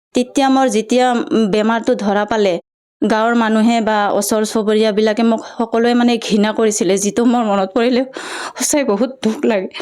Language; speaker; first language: Assamese; non-native, local second language; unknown